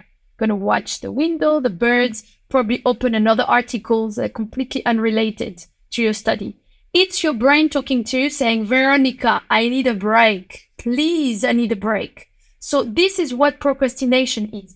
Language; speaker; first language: English; non-native, fluent; French